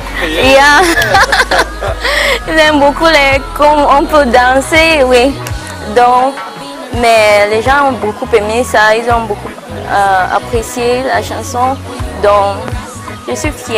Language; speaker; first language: French; non-native, local second language; English